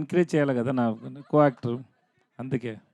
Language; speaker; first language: Telugu; non-native, learner; Tamil